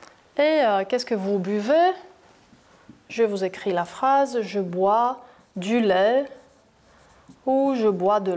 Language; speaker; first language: French; non-native, fluent; Greek